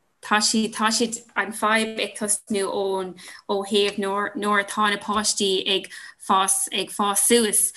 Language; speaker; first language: Irish; non-native, local second language; English